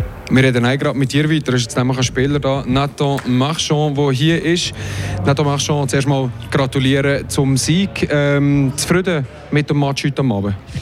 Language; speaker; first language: German; native; German